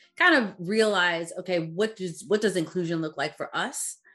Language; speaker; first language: English; native; English